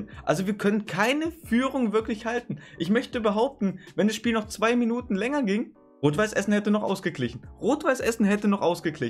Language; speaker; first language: German; native; German